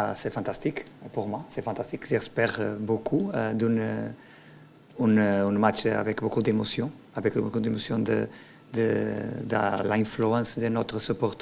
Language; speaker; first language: French; non-native, learner; Portuguese